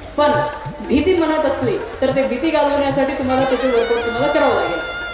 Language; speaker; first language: Marathi; non-native, fluent; Kannada